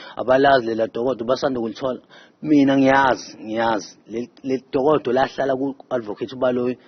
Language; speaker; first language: Zulu; native; Zulu